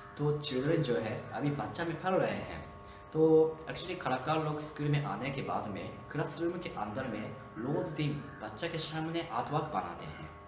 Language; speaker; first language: Hindi; non-native, fluent; Japanese